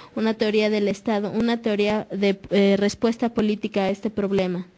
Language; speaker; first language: Spanish; non-native, fluent; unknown